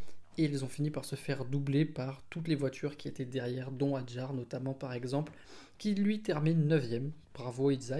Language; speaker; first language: French; native; French